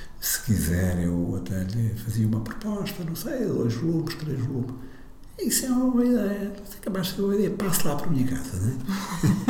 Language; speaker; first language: Portuguese; native; Portuguese